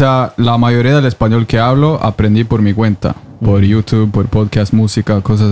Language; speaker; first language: Spanish; non-native, fluent; Norwegian